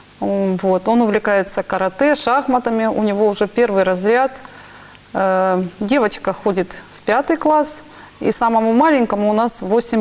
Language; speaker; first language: Russian; native; Russian